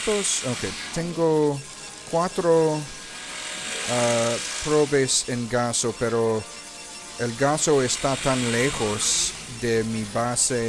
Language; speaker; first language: Spanish; non-native, learner; English